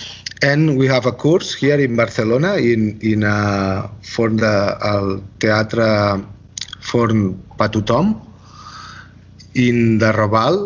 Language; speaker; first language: English; non-native, learner; Catalan